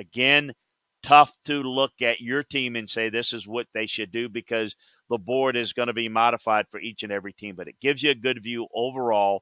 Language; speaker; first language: English; native; English